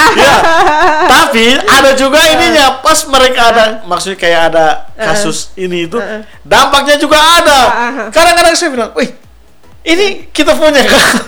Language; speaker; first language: Indonesian; non-native, local second language; Sundanese